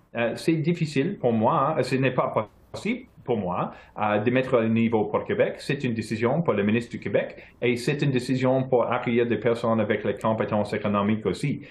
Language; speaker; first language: French; non-native, local second language; English